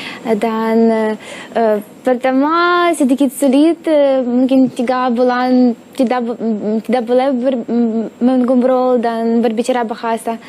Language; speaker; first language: Indonesian; non-native, learner; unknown